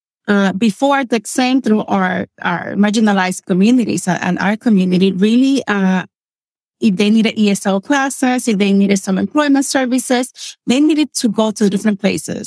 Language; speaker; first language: English; non-native, fluent; Spanish